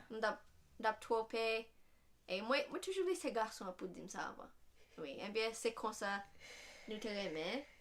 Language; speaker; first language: Haitian Creole; non-native, fluent; English